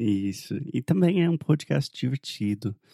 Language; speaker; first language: Portuguese; non-native, fluent; English